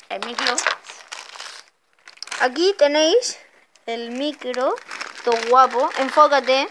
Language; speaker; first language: Spanish; native; Spanish